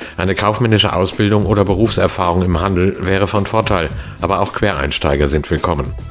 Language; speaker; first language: German; native; German